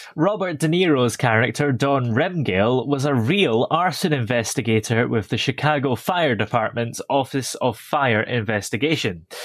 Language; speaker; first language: English; native; English